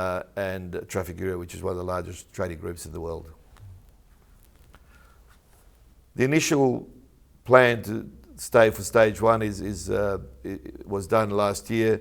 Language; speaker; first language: English; native; English